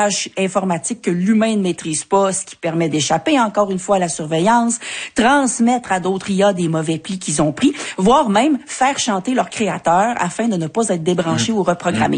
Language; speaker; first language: French; native; French